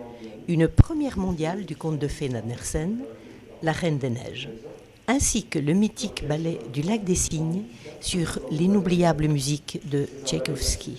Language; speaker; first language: French; native; French